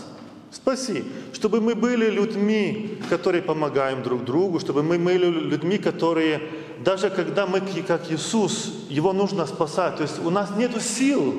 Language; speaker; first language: Russian; non-native, fluent; Lithuanian